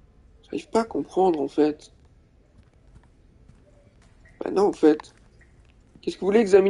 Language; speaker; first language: French; native; French